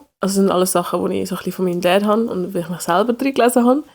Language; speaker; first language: German; early bilingual, other home language; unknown